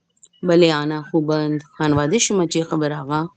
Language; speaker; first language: Persian; non-native, learner; Urdu